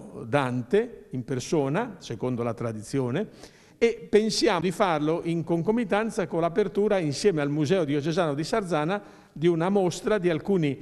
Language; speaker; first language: Italian; native; Italian